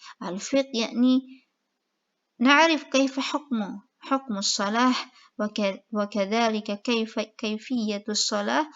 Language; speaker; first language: Arabic; non-native, fluent; Indonesian